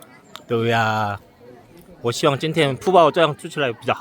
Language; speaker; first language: Chinese; non-native, fluent; Korean